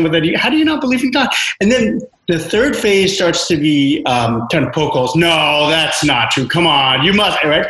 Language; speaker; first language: English; native; English